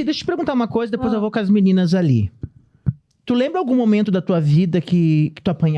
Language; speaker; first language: Portuguese; native; Portuguese